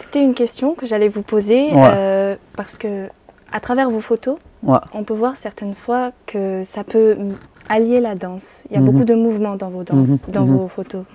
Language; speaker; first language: French; native; French